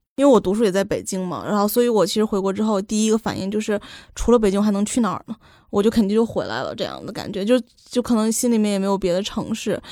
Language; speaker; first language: Chinese; native; Chinese